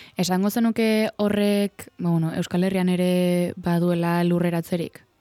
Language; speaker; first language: Basque; native; Basque